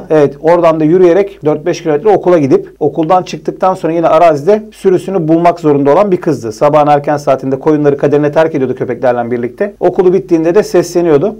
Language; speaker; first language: Turkish; early bilingual, heritage; Turkish